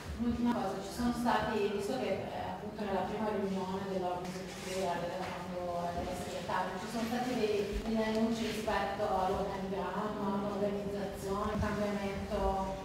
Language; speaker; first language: Italian; native; Italian